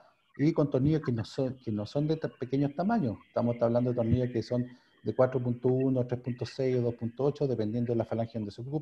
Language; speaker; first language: Spanish; native; Spanish